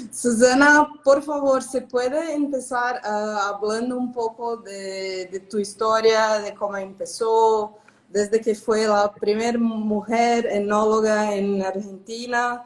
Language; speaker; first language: Spanish; non-native, fluent; Portuguese